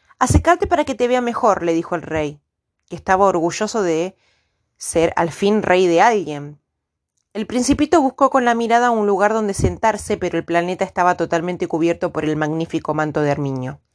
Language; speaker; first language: Spanish; native; Spanish